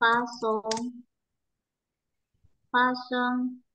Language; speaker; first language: Chinese; non-native, learner; Indonesian